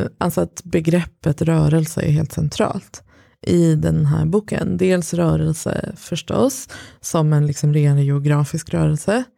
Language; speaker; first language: Swedish; early bilingual, other home language; Persian